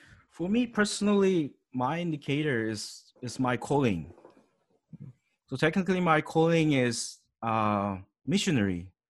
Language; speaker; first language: English; non-native, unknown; Korean